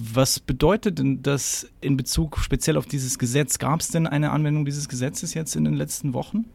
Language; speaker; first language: German; native; German